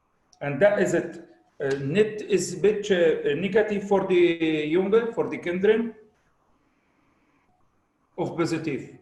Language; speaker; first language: Dutch; non-native, learner; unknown